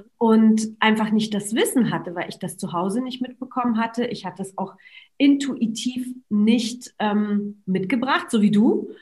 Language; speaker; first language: German; early bilingual, other home language; Polish